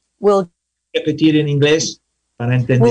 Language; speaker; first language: Spanish; non-native, learner; English